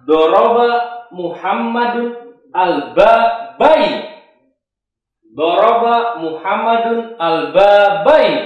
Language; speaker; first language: Arabic; non-native, fluent; Indonesian